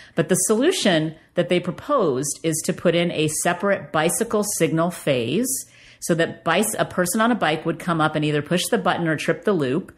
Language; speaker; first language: English; native; English